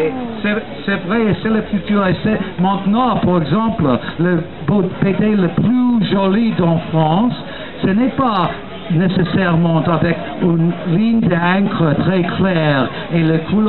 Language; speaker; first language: French; non-native, learner; English